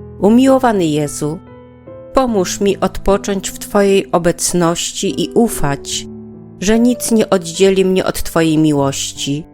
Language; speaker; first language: Polish; native; Polish